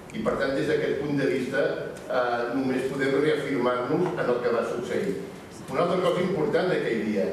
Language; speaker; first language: Catalan; native; Catalan